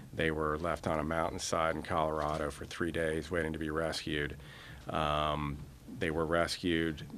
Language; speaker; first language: English; native; English